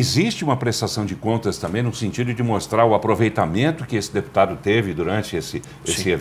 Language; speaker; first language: Portuguese; native; Portuguese